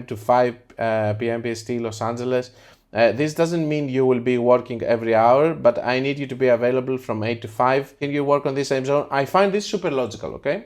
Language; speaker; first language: English; non-native, fluent; Greek